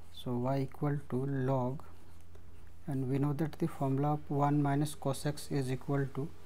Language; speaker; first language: English; non-native, local second language; Hindi